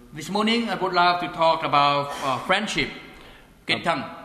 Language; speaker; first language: English; non-native, fluent; Khmer